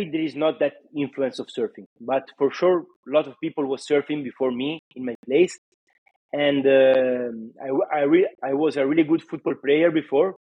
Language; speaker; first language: English; non-native, fluent; Italian